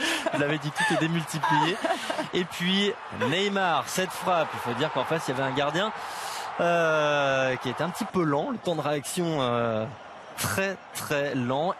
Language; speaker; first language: French; native; French